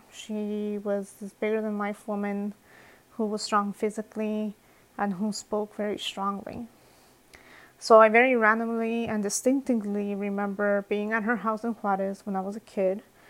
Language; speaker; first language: English; early bilingual, other home language; Spanish